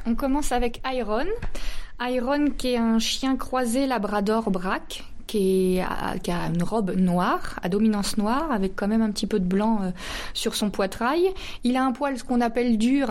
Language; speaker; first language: French; native; French